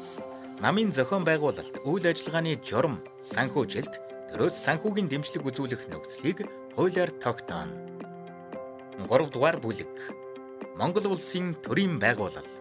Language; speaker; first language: Mongolian; native; Mongolian